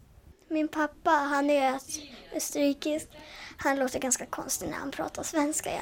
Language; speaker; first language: Swedish; early bilingual, heritage; Swedish